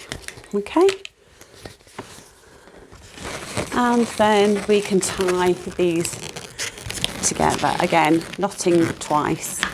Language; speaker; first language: English; native; English